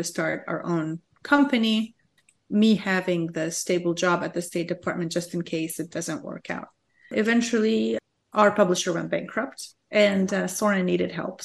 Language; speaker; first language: English; non-native, fluent; Arabic